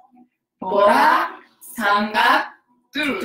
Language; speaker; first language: Korean; non-native, learner; Japanese